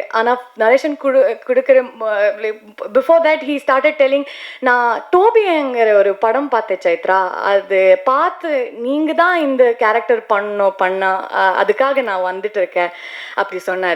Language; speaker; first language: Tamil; non-native, learner; Kannada